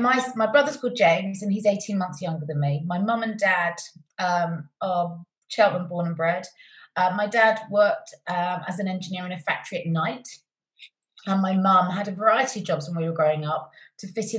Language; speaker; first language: English; native; English